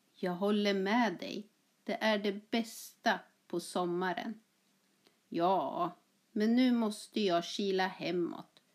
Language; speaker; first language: Swedish; native; Swedish